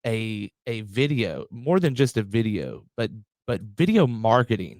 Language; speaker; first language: English; native; English